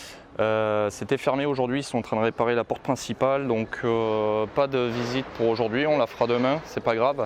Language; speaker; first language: French; native; French